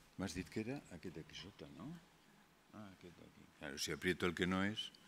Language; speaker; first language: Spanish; non-native, local second language; Catalan